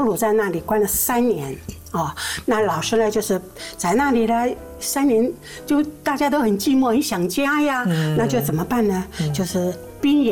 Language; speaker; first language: Chinese; non-native, local second language; Min Nan Chinese